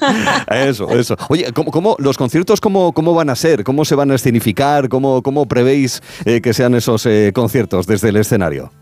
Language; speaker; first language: Spanish; native; Spanish